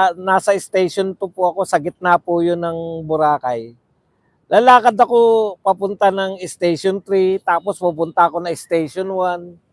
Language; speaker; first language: Filipino; native; Filipino